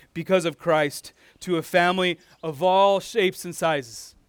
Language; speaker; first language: English; native; English